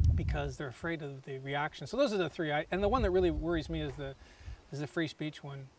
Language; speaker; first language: English; native; English